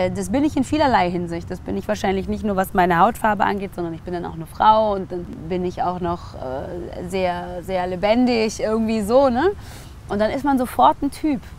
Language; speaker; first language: German; early bilingual, other home language; Tigrinya